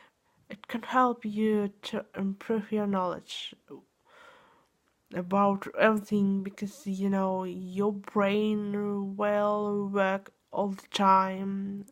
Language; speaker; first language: English; non-native, learner; Russian